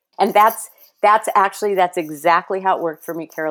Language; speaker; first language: English; early bilingual, other home language; Spanish